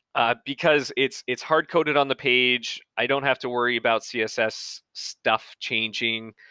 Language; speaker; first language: English; native; English